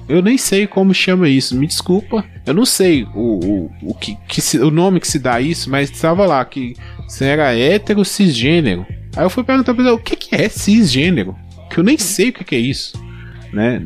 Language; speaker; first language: Portuguese; native; Portuguese